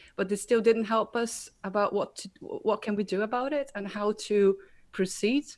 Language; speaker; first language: English; non-native, fluent; Slovenian